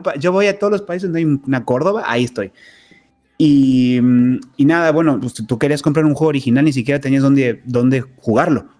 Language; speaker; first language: Spanish; native; Spanish